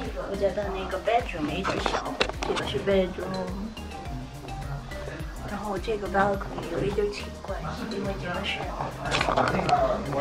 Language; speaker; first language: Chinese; non-native, learner; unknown